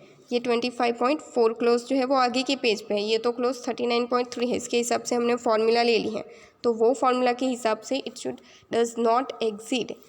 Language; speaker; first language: Hindi; native; Hindi